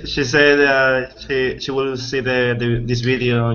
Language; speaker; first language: English; non-native, fluent; Spanish